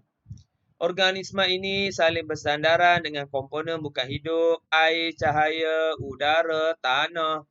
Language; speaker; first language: Malay; native; Malay